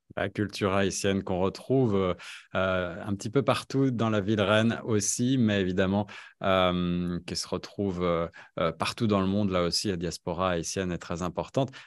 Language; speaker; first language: French; native; French